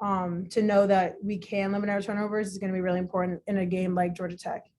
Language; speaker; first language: English; native; English